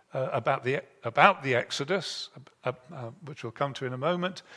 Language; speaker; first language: English; native; English